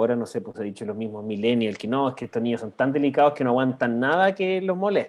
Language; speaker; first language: Spanish; native; Spanish